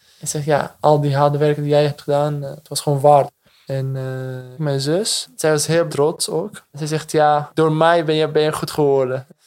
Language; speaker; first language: Dutch; non-native, fluent; Arabic